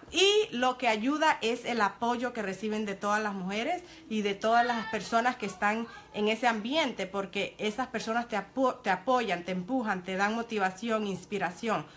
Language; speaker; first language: Spanish; early bilingual, heritage; Spanish